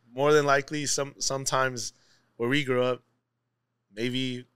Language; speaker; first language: English; native; English